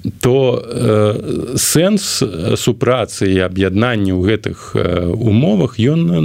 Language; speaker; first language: Belarusian; non-native, local second language; Russian